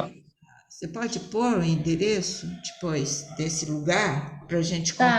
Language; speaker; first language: Portuguese; early bilingual, other home language; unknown